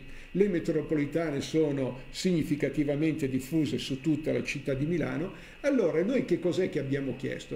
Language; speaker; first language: Italian; native; Italian